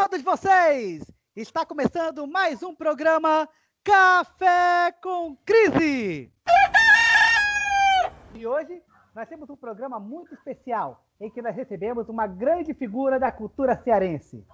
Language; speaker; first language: Portuguese; native; Portuguese